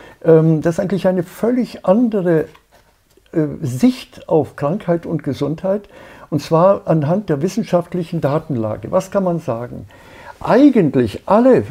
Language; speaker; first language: German; native; German